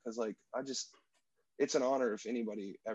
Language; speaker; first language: English; native; English